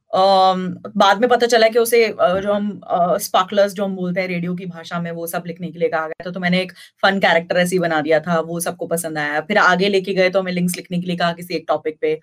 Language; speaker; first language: Hindi; native; Hindi